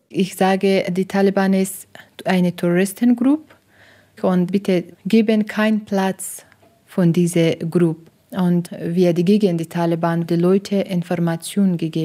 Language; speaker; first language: German; non-native, learner; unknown